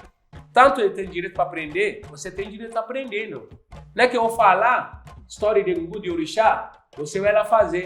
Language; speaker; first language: Portuguese; non-native, learner; Yoruba